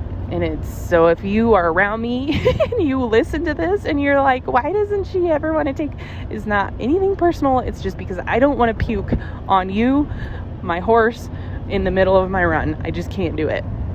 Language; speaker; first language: English; native; English